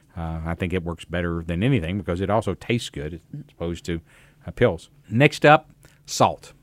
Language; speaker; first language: English; native; English